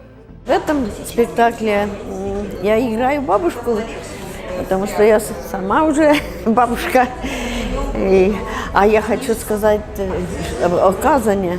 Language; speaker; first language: Russian; non-native, fluent; Estonian